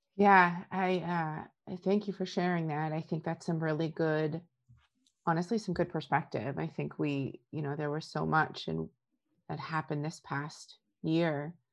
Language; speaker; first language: English; native; English